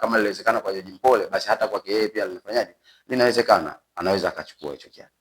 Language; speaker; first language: Swahili; native; Swahili